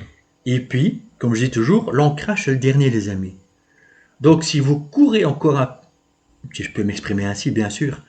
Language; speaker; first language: French; native; French